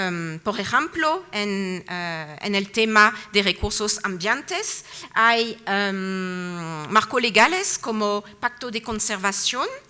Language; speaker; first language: Spanish; non-native, fluent; French